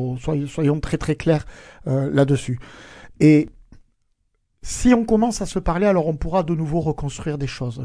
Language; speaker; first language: French; native; French